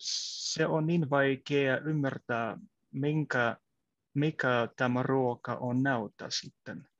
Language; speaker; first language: Finnish; non-native, learner; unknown